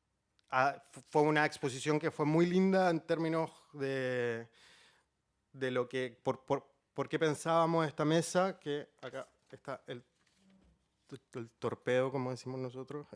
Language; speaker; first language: Spanish; native; Spanish